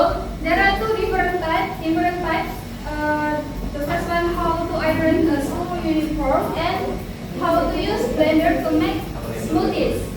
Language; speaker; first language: English; non-native, learner; Indonesian